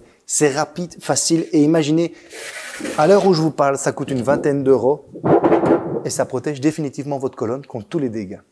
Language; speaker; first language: French; native; French